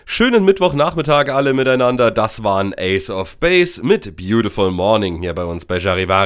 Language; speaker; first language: German; native; German